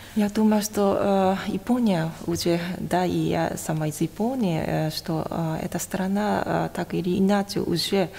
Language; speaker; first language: Russian; non-native, fluent; Japanese